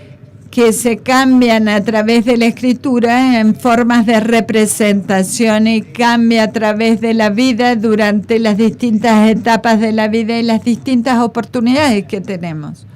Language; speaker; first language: Spanish; non-native, fluent; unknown